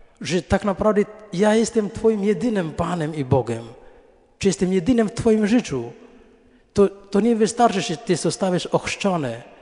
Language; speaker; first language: Polish; non-native, fluent; Indonesian